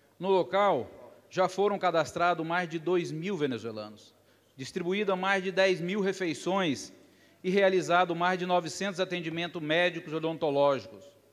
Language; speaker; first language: Portuguese; native; Portuguese